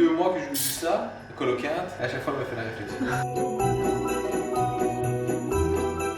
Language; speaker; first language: French; native; French